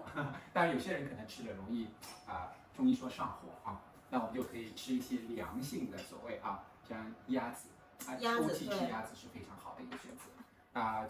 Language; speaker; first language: Chinese; native; Chinese